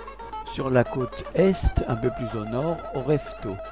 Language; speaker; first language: French; native; French